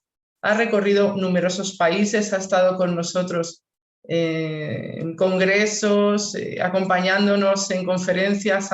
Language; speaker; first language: Spanish; native; Spanish